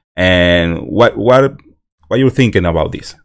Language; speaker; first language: English; non-native, learner; Spanish